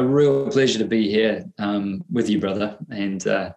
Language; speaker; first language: English; native; English